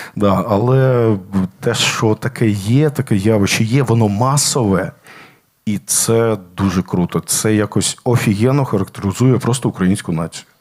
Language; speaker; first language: Ukrainian; non-native, local second language; Russian